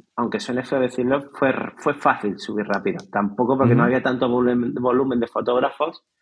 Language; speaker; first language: Spanish; native; Spanish